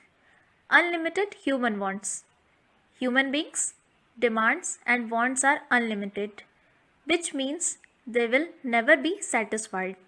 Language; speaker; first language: English; non-native, local second language; Hindi